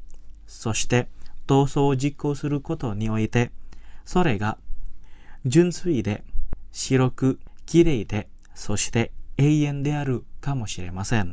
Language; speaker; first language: Japanese; non-native, fluent; Indonesian